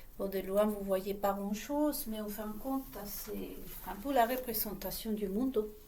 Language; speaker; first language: French; non-native, fluent; Spanish